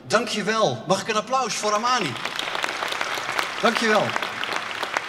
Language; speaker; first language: Dutch; native; Dutch